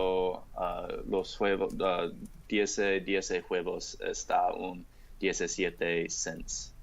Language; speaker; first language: Spanish; non-native, learner; English